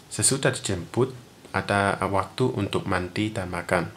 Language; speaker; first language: Indonesian; non-native, learner; English